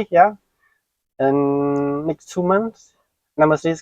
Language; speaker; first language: English; non-native, learner; Khmer